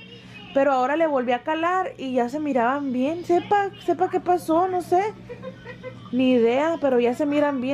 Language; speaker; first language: Spanish; native; Spanish